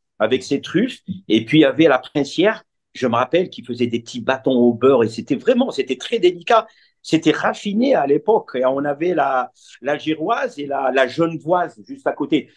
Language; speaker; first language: French; non-native, local second language; Arabic